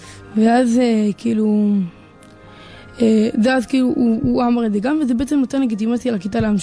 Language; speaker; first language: Hebrew; native; Hebrew